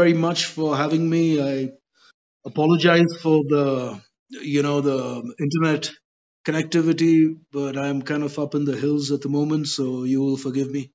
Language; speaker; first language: English; non-native, local second language; Badaga